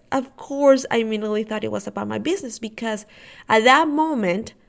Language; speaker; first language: English; non-native, fluent; Spanish